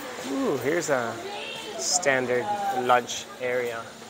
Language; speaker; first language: English; native; English